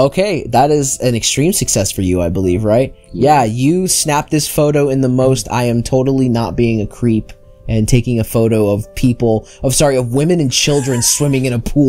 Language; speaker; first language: English; native; English